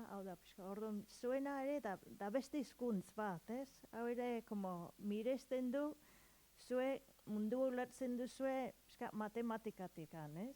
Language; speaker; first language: Basque; non-native, learner; English